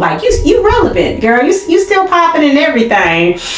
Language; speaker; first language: English; native; English